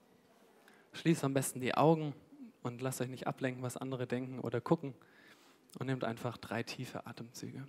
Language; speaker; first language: German; native; German